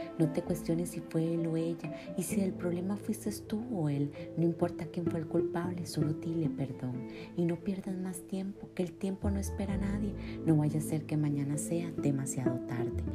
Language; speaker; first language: Spanish; native; Spanish